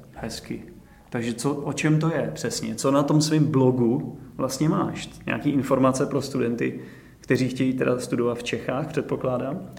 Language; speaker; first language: Czech; native; Czech